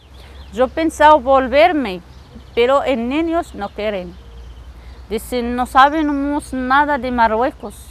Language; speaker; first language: Spanish; non-native, learner; Arabic